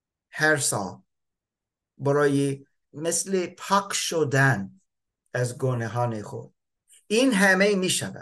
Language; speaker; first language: Persian; non-native, fluent; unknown